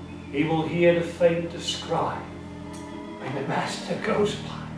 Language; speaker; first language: English; non-native, local second language; Afrikaans